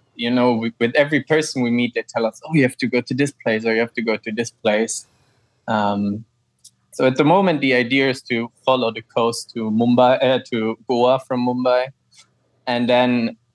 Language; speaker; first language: English; non-native, fluent; German